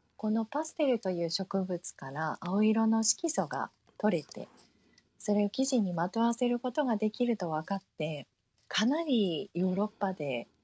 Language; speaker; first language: Japanese; early bilingual, heritage; Japanese